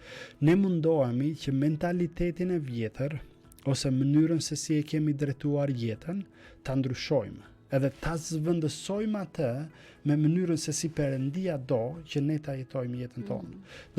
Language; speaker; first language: Albanian; native; Albanian